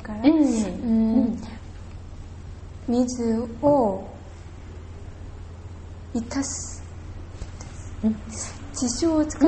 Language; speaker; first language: Japanese; non-native, learner; Korean